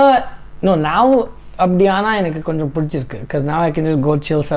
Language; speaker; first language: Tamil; early bilingual, heritage; Tamil